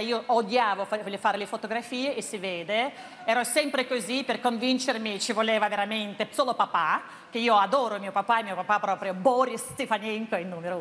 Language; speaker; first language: Italian; non-native, fluent; Russian